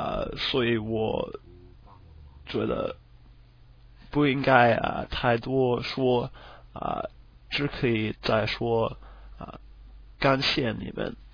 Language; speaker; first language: Chinese; non-native, learner; English